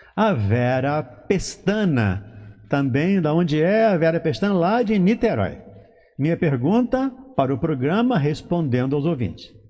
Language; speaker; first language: Portuguese; native; Portuguese